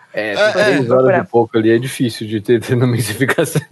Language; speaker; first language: Portuguese; native; Portuguese